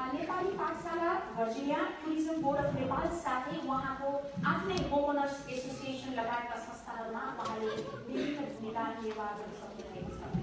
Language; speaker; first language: Nepali; early bilingual, heritage; Nepali